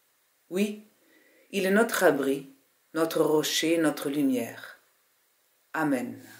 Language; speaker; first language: French; native; French